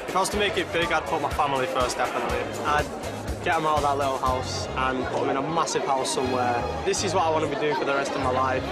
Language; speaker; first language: English; native; English